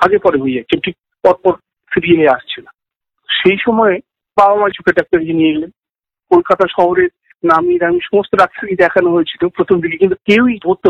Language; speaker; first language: Bangla; native; Bangla